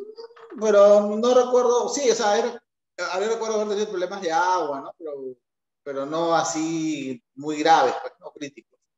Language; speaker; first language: Spanish; native; Spanish